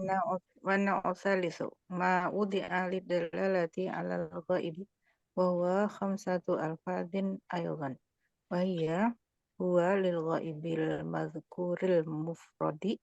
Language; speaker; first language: Arabic; non-native, learner; Indonesian